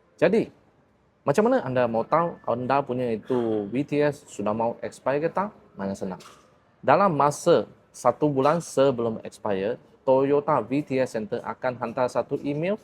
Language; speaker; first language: Malay; non-native, local second language; Chinese